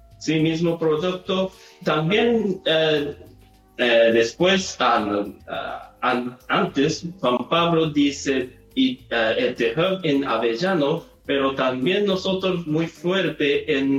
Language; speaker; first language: Spanish; non-native, learner; Japanese